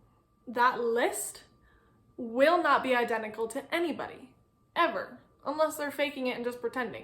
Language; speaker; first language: English; native; English